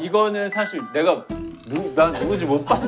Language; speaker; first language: Korean; native; Korean